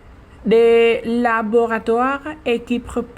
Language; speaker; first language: French; non-native, fluent; Khmer